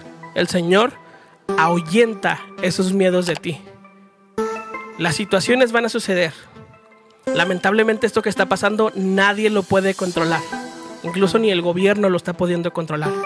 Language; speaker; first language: Spanish; native; Spanish